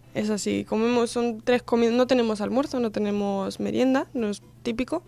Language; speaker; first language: Spanish; early bilingual, other home language; Russian